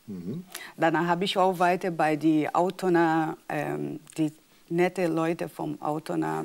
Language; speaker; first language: German; non-native, fluent; Portuguese